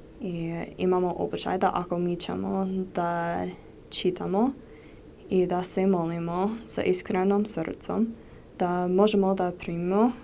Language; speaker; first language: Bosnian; non-native, learner; English